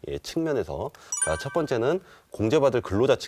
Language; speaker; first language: Korean; native; Korean